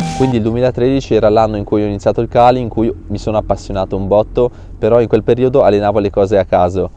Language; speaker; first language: Italian; early bilingual, other home language; Russian